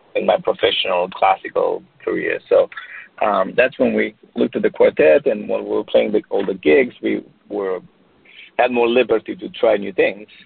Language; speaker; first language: English; non-native, fluent; Romanian